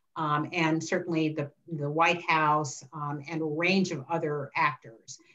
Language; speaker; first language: English; native; English